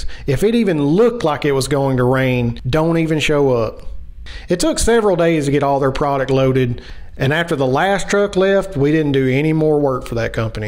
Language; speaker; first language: English; native; English